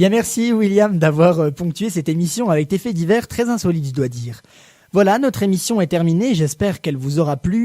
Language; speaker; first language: French; native; French